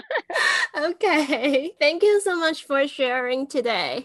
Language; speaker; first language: English; non-native, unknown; Chinese